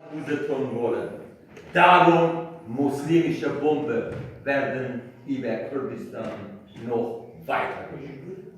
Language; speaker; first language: German; non-native, fluent; Kurdish